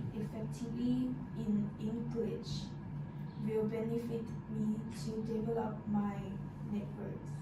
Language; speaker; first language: English; non-native, fluent; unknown